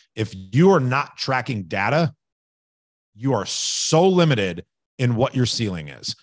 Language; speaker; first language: English; native; English